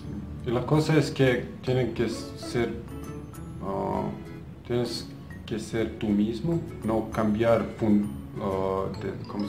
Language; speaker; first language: Spanish; non-native, fluent; Bosnian